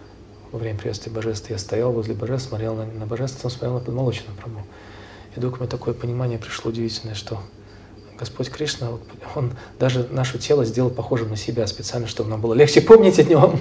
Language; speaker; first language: Russian; native; Russian